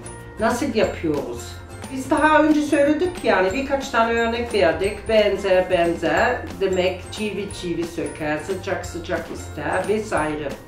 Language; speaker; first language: Turkish; non-native, learner; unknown